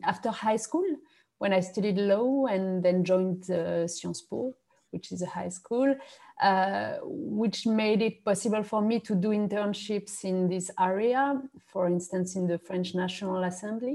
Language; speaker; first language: English; non-native, fluent; French